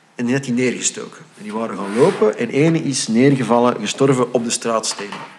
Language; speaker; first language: Dutch; native; Dutch